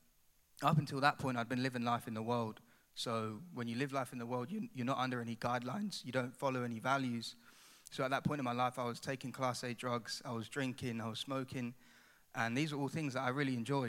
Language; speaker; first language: English; native; English